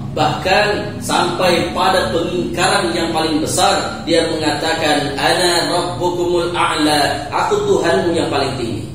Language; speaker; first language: Indonesian; native; Indonesian